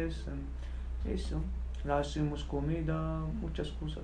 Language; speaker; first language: Spanish; non-native, learner; Berber languages